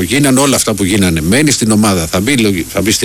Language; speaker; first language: Greek; native; Greek